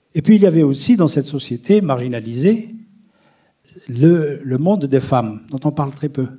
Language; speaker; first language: French; non-native, local second language; Arabic